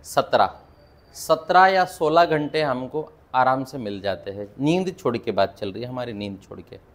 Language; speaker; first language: Hindi; non-native, local second language; Marathi